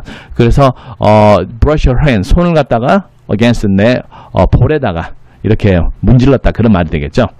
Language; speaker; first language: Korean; native; Korean